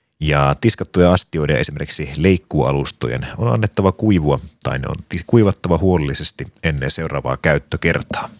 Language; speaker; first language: Finnish; native; Finnish